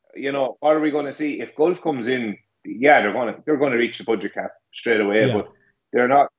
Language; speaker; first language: English; native; English